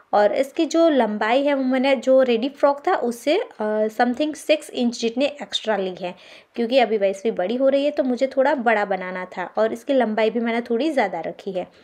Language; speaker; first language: Hindi; non-native, local second language; Gujarati